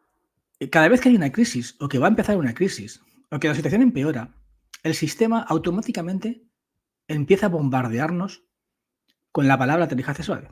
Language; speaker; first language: Spanish; native; Spanish